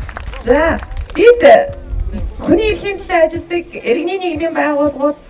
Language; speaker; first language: Mongolian; native; Mongolian